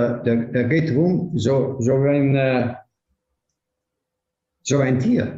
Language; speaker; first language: German; non-native, fluent; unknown